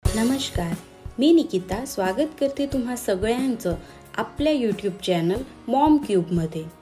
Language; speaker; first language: Marathi; non-native, local second language; Gujarati